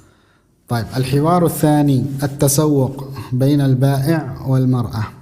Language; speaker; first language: Arabic; non-native, fluent; Indonesian